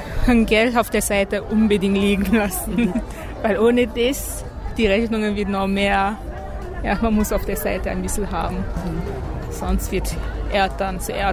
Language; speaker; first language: German; non-native, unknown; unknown